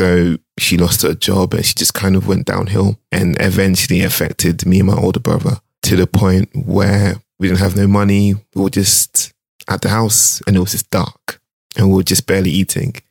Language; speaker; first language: English; non-native, local second language; Akan